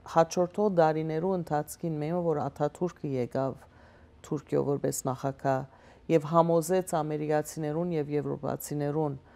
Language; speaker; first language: Armenian; early bilingual, heritage; Armenian